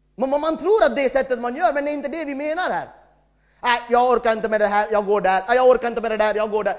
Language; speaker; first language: Swedish; non-native, fluent; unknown